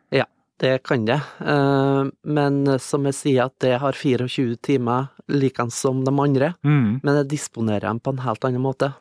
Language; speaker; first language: Norwegian; native; Norwegian